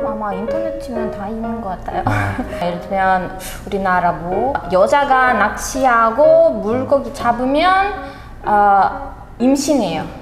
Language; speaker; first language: Korean; non-native, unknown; Russian